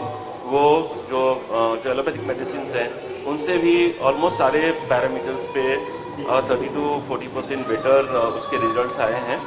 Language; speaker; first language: Hindi; native; Hindi